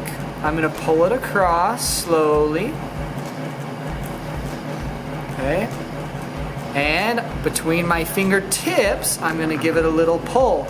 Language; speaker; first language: English; native; English